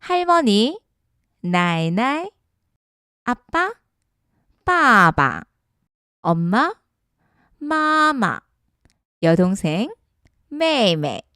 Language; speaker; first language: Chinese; non-native, fluent; Korean